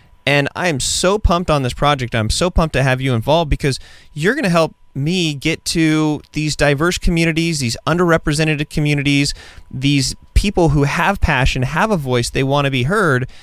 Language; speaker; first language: English; native; English